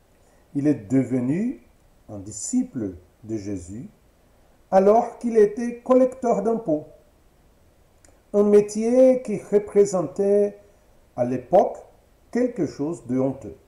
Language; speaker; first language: French; non-native, fluent; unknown